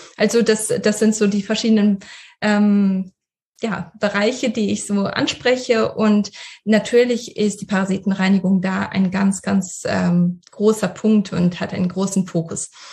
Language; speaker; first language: German; early bilingual, other home language; Russian